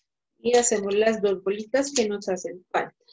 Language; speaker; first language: Spanish; native; Spanish